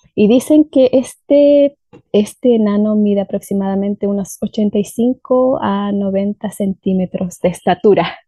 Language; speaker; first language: Spanish; native; Spanish